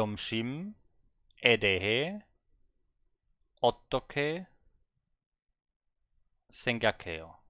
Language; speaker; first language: Korean; non-native, learner; German